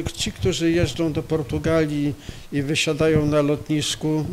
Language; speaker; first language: Polish; native; Polish